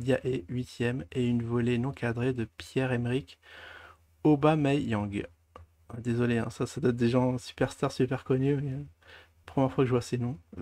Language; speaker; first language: French; native; French